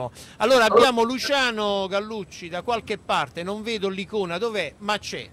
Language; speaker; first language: Italian; native; Italian